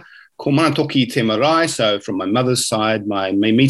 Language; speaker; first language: English; native; English